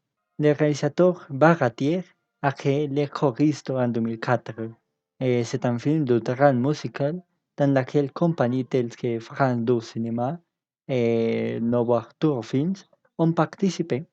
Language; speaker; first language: French; non-native, learner; Spanish